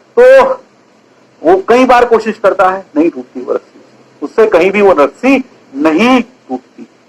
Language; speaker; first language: Hindi; native; Hindi